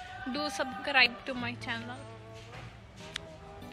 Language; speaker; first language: Hindi; native; Hindi